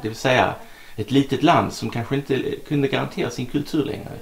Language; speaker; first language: Swedish; native; Swedish